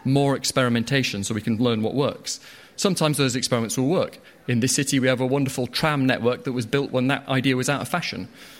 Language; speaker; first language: English; native; English